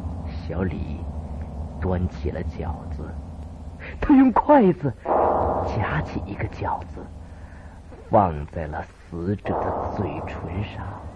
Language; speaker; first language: Chinese; native; Chinese